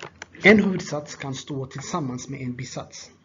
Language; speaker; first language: Swedish; non-native, fluent; Tigrinya